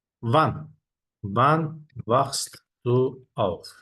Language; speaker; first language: German; non-native, fluent; Turkish